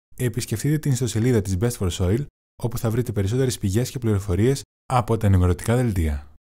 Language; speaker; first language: Greek; non-native, learner; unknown